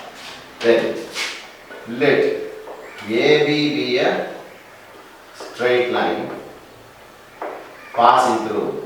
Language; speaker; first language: English; non-native, local second language; Tamil